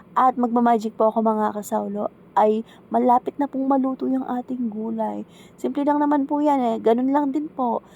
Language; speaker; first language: Filipino; native; Filipino